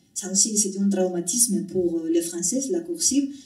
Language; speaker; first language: French; non-native, fluent; Spanish